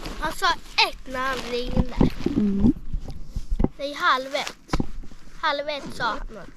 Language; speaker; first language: Swedish; native; Swedish